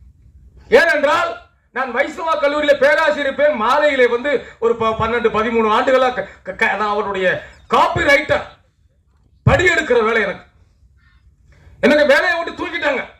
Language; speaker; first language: Tamil; native; Tamil